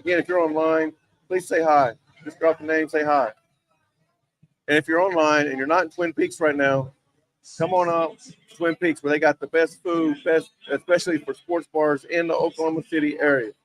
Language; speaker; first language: English; native; English